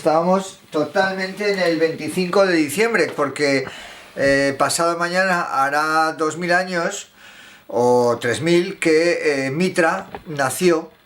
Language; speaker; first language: Spanish; native; Spanish